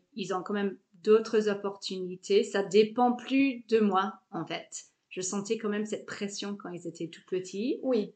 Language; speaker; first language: French; non-native, fluent; English